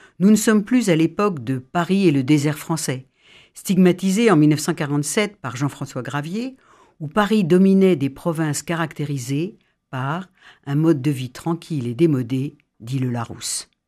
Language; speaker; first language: French; native; French